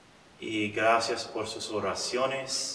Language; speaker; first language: Spanish; non-native, learner; English